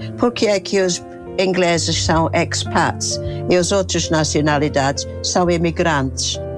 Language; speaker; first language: Portuguese; non-native, fluent; English